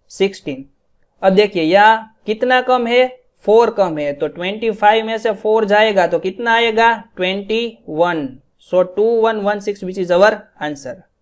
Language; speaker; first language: Hindi; non-native, local second language; Gujarati